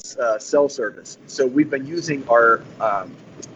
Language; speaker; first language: English; native; English